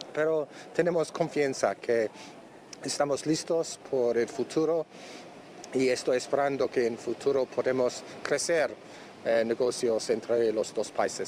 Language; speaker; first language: Spanish; non-native, fluent; English